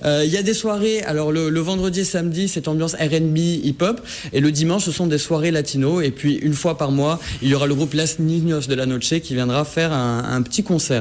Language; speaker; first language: French; native; French